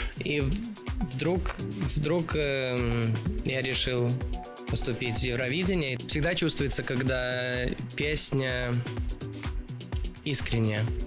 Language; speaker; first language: Russian; early bilingual, other home language; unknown